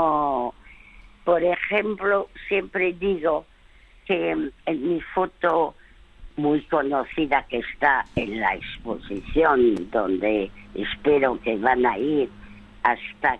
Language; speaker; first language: Spanish; early bilingual, other home language; French